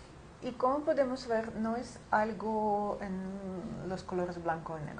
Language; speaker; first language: Spanish; non-native, fluent; Ukrainian